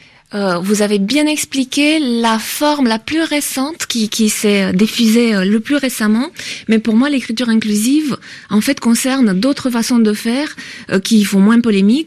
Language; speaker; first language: French; native; French